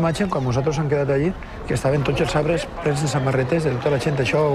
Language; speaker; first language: Catalan; native; Catalan